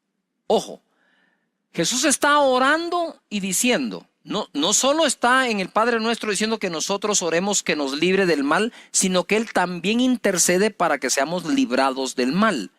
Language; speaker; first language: Spanish; native; Spanish